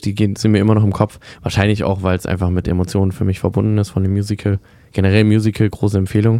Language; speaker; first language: German; native; German